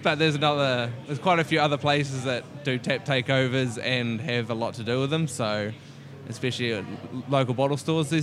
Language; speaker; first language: English; native; English